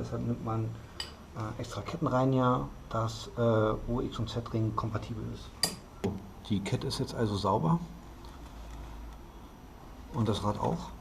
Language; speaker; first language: German; native; German